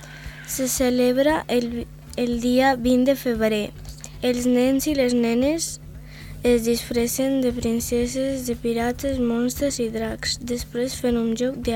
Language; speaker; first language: Catalan; early bilingual, other home language; Spanish